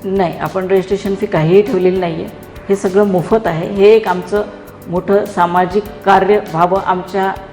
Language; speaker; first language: Marathi; native; Marathi